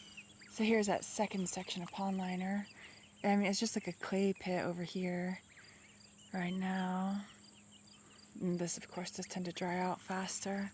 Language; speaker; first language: English; native; English